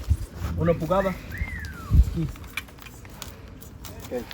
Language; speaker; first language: Spanish; non-native, learner; English